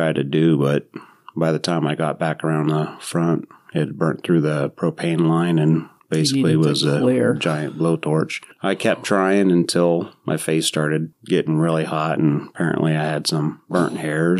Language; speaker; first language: English; native; English